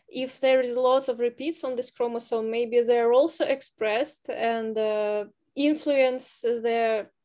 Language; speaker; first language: English; non-native, fluent; Russian